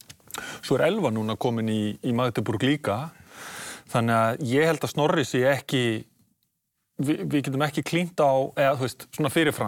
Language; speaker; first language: Icelandic; native; Icelandic